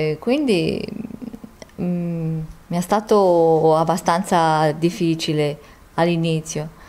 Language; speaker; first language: Italian; non-native, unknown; Romanian